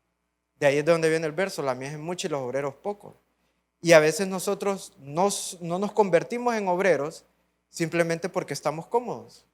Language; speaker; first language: Spanish; native; Spanish